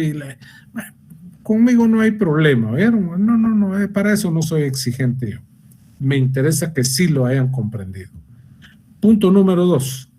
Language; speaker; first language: Spanish; native; Spanish